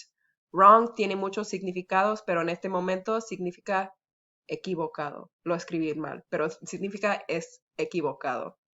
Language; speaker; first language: Spanish; early bilingual, heritage; Spanish